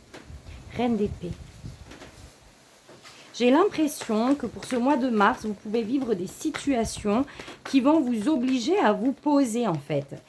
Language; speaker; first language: French; native; French